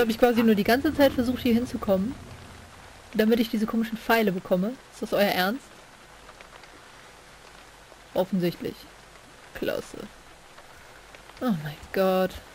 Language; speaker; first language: German; native; German